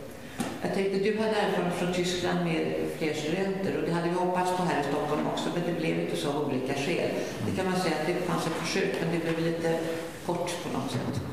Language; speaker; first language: Swedish; native; Swedish